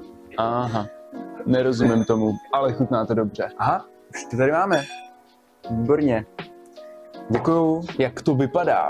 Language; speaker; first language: Czech; native; Czech